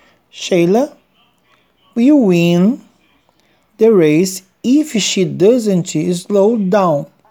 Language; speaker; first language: English; non-native, fluent; Portuguese